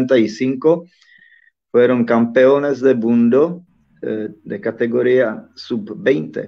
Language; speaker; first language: Spanish; non-native, fluent; Czech